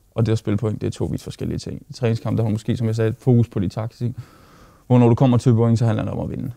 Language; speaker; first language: Danish; native; Danish